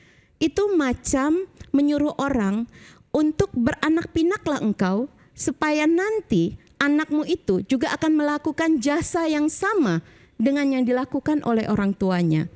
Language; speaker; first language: Indonesian; native; Indonesian